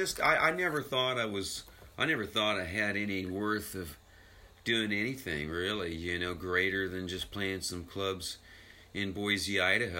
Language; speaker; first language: English; native; English